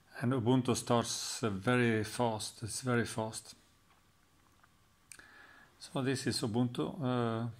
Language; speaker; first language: English; non-native, fluent; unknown